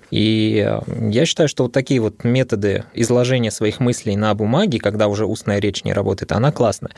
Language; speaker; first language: Russian; early bilingual, other home language; Arabic